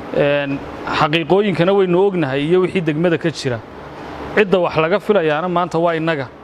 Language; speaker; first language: Somali; native; Somali